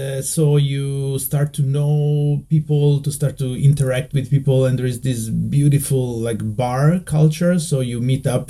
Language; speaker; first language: English; non-native, fluent; Italian